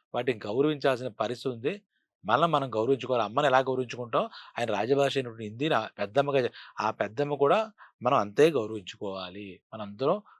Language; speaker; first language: Telugu; native; Telugu